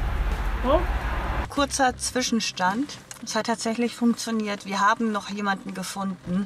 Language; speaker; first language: German; native; German